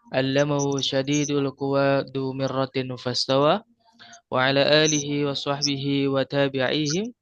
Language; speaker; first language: Arabic; non-native, fluent; Indonesian